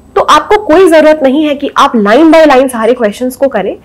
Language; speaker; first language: Hindi; native; Hindi